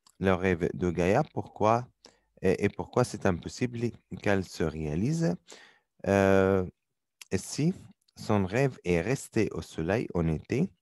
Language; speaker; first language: French; non-native, learner; Arabic